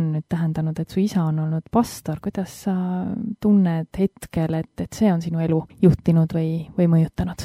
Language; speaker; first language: Estonian; native; Estonian